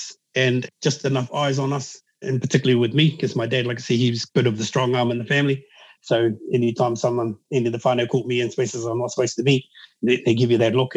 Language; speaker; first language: English; native; English